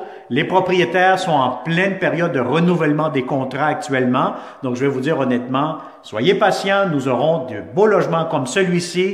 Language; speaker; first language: French; native; French